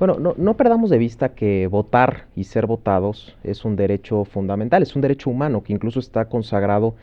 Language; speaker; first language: Spanish; native; Spanish